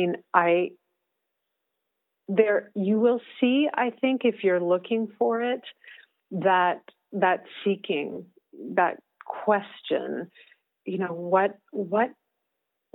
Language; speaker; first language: English; native; English